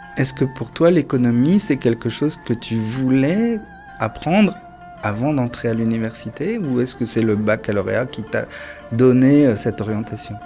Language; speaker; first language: French; native; French